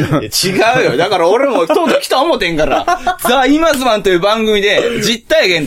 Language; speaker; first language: Japanese; native; Japanese